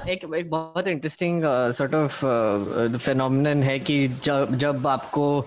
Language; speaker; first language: Hindi; non-native, local second language; Marathi